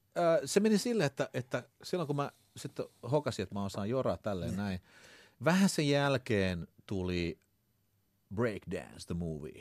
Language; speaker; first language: Finnish; early bilingual, other home language; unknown